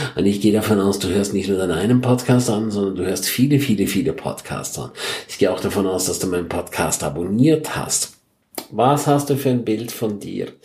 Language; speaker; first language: German; non-native, local second language; Romansh